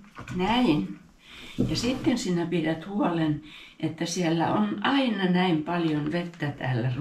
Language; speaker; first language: Finnish; native; Finnish